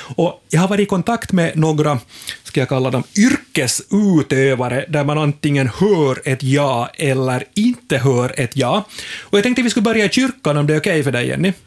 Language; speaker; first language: Swedish; native; Swedish